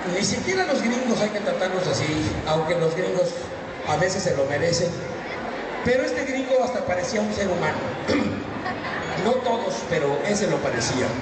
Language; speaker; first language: Spanish; native; Spanish